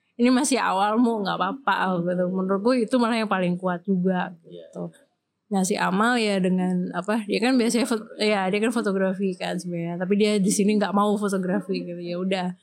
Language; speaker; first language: Indonesian; native; Indonesian